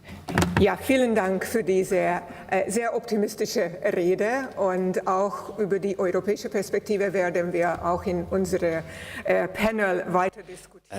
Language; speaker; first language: German; non-native, fluent; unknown